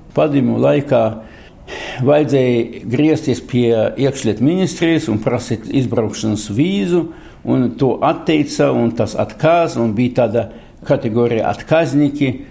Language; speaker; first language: Latvian; non-native, local second language; Russian